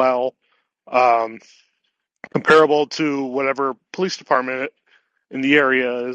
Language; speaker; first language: English; native; English